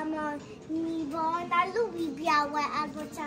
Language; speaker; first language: Polish; early bilingual, heritage; Polish